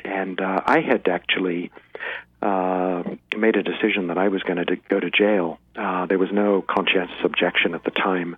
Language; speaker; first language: English; native; English